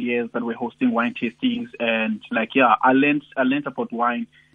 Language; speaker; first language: English; non-native, local second language; Xhosa